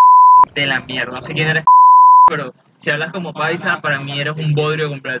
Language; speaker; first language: Spanish; native; Spanish